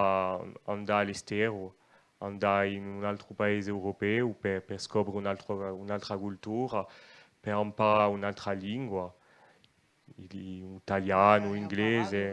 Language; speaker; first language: Italian; non-native, local second language; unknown